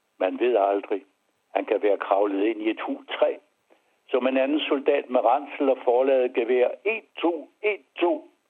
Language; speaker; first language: Danish; early bilingual, other home language; French